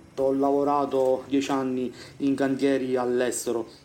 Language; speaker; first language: Italian; native; Italian